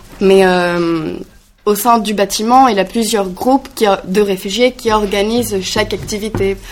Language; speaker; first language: French; non-native, learner; Greek